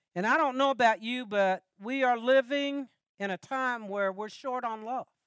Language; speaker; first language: English; native; English